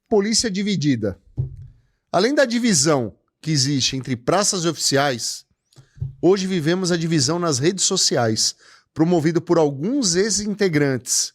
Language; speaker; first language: Portuguese; native; Portuguese